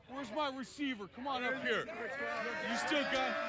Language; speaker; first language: English; native; English